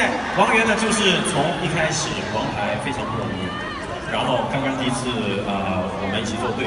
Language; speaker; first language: Chinese; non-native, local second language; Cantonese